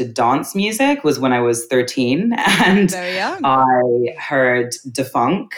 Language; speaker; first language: English; native; English